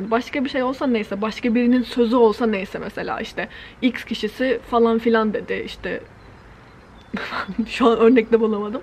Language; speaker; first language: Turkish; native; Turkish